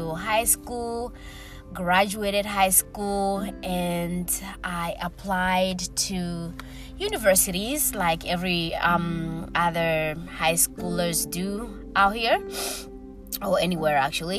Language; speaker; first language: English; early bilingual, other home language; Swahili